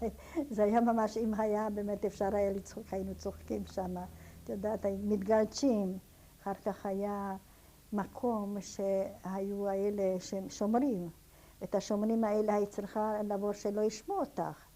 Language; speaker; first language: Hebrew; non-native, fluent; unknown